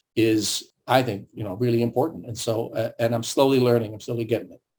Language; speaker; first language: English; early bilingual, other home language; German